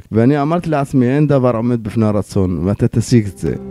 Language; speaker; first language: Hebrew; non-native, local second language; Arabic